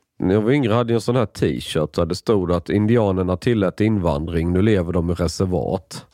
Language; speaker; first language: Swedish; native; Swedish